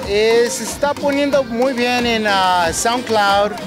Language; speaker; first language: Spanish; early bilingual, heritage; Spanish